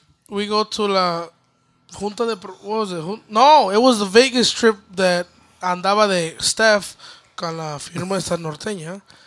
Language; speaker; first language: English; early bilingual, other home language; Spanish